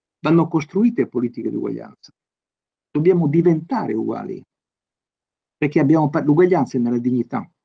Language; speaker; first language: Italian; native; Italian